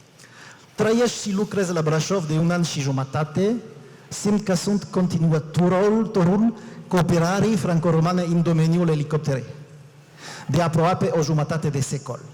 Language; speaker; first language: Romanian; non-native, fluent; French